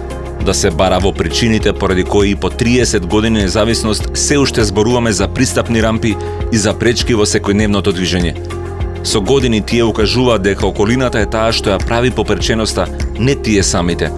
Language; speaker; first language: Macedonian; native; Macedonian